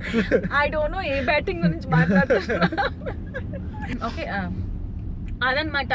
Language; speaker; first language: Telugu; native; Telugu